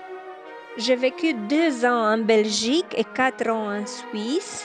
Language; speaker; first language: French; non-native, fluent; Romanian